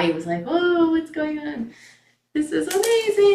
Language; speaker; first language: English; native; English